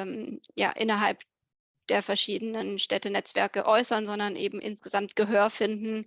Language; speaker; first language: German; native; German